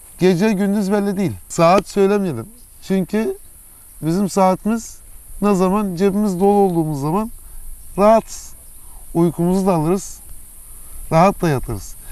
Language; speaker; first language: Turkish; early bilingual, heritage; Turkish